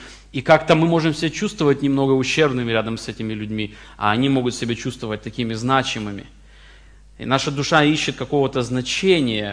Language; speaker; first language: Russian; native; Russian